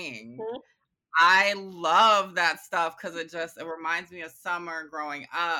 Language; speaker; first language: English; native; English